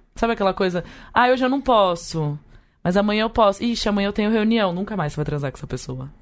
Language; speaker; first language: Portuguese; native; Portuguese